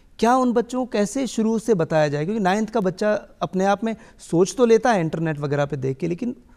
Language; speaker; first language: Hindi; native; Hindi